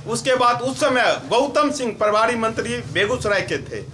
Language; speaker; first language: Hindi; native; Hindi